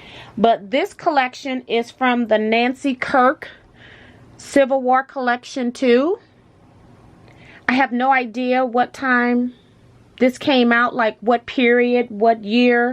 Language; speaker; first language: English; native; English